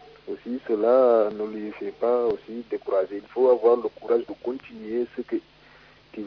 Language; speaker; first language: French; non-native, local second language; Wolof